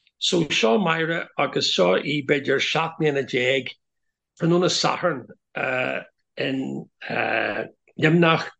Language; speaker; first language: Irish; non-native, local second language; English